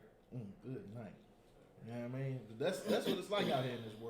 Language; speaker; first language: English; native; English